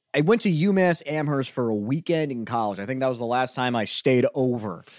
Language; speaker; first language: English; native; English